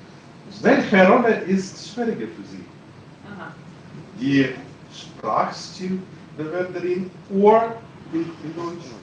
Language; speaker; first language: German; non-native, learner; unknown